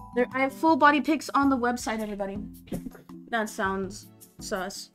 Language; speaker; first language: English; native; English